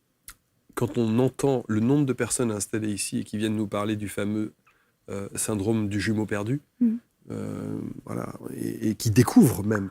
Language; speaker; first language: French; native; French